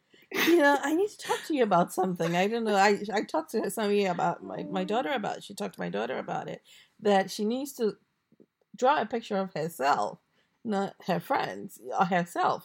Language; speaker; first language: English; non-native, local second language; Akan